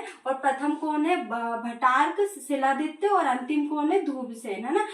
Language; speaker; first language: Hindi; native; Hindi